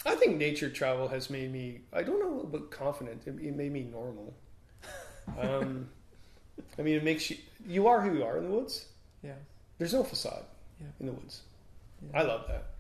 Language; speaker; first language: English; native; English